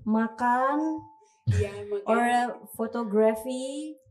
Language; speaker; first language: English; non-native, fluent; Indonesian